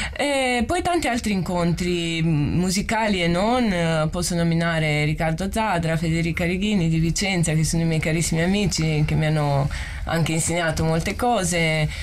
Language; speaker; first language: Italian; non-native, fluent; Romanian